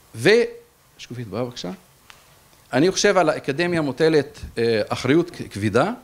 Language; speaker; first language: Hebrew; native; Hebrew